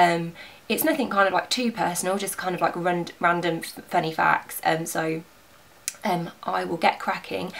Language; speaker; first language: English; native; English